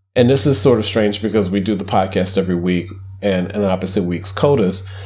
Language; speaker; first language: English; native; English